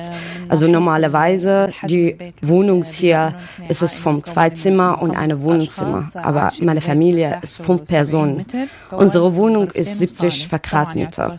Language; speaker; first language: German; non-native, learner; Arabic